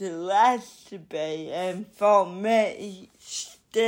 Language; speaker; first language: English; native; English